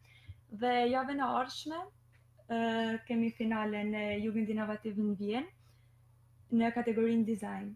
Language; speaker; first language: Albanian; native; Albanian